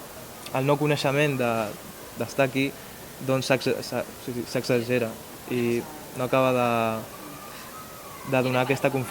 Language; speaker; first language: Catalan; early bilingual, other home language; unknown